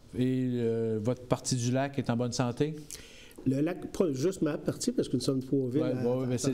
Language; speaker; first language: French; native; French